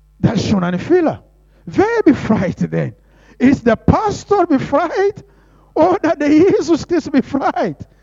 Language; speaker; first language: German; non-native, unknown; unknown